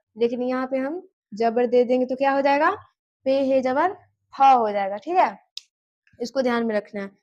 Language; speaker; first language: Hindi; native; Hindi